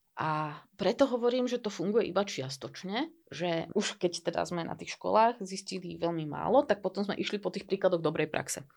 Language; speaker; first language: Slovak; native; Slovak